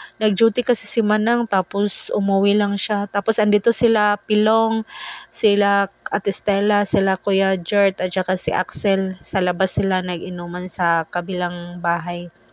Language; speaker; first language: Filipino; non-native, local second language; Cebuano